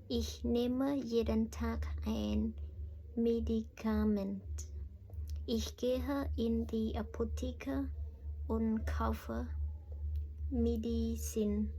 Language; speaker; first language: German; non-native, learner; Khmer